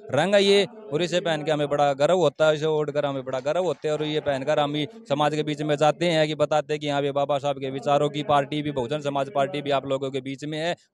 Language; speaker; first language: Hindi; native; Hindi